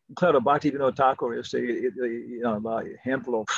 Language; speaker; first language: Spanish; non-native, fluent; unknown